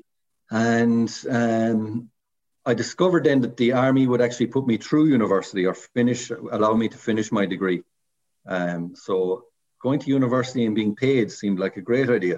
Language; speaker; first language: English; native; English